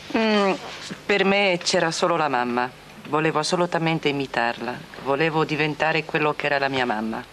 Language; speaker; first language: Italian; early bilingual, heritage; Italian